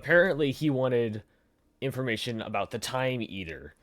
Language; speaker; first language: English; native; English